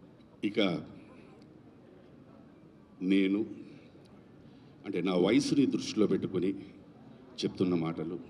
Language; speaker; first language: Telugu; native; Telugu